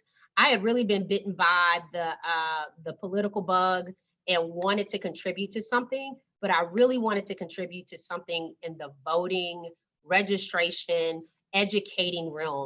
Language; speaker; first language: English; native; English